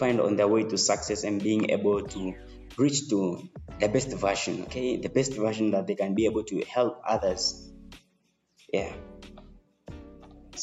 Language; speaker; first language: English; non-native, local second language; Swahili